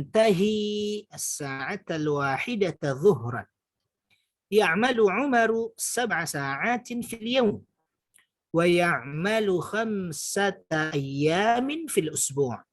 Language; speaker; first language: Arabic; non-native, fluent; Indonesian